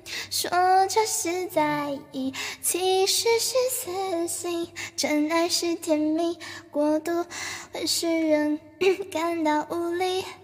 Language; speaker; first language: Chinese; native; Chinese